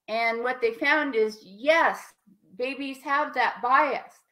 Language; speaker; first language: English; native; English